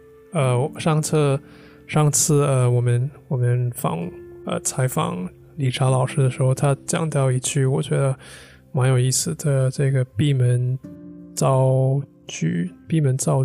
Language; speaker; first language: Chinese; non-native, fluent; English